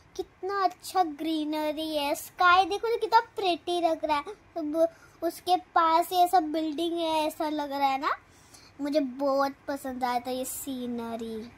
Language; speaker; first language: Hindi; non-native, local second language; Telugu